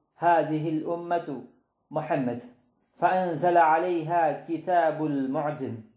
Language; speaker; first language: Arabic; non-native, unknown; Bangla